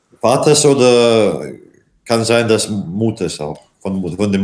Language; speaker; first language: German; non-native, fluent; Latvian